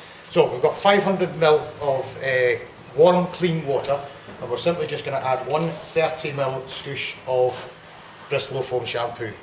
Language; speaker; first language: English; native; English